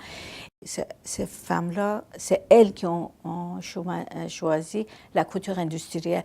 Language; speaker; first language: French; non-native, local second language; Arabic